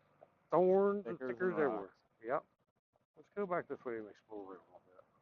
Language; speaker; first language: English; native; English